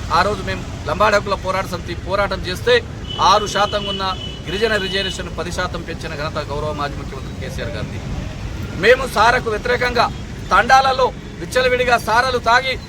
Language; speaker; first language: Telugu; non-native, local second language; Lambadi